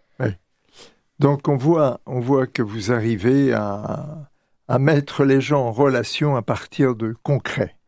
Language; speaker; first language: French; native; French